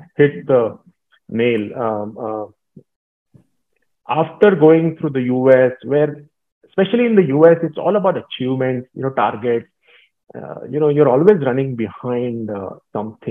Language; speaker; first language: English; non-native, local second language; Marathi